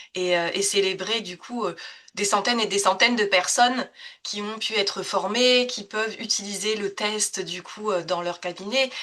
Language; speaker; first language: French; native; French